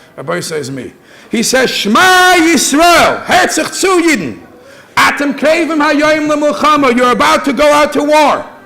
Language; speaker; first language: English; native; English